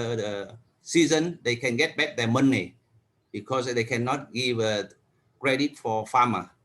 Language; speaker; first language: English; non-native, learner; Vietnamese